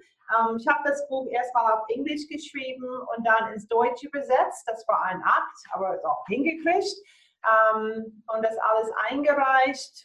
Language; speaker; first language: German; non-native, fluent; English